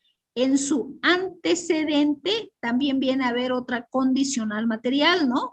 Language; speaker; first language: Spanish; native; Spanish